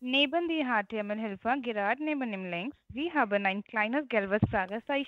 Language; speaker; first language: German; non-native, learner; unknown